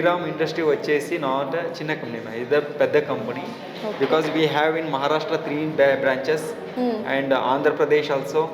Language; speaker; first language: Telugu; non-native, local second language; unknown